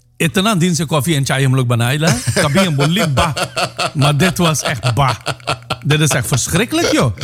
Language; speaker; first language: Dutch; non-native, local second language; Caribbean Hindustani